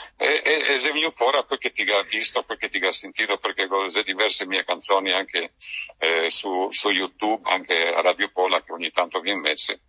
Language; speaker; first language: Italian; non-native, local second language; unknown